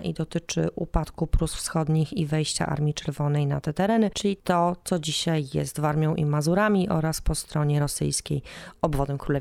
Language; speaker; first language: Polish; native; Polish